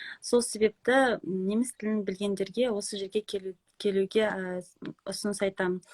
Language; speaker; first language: Kazakh; native; Kazakh